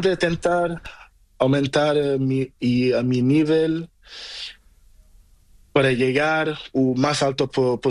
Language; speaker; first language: Spanish; non-native, learner; Portuguese